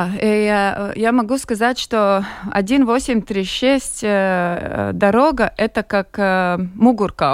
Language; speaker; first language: Russian; non-native, local second language; Latvian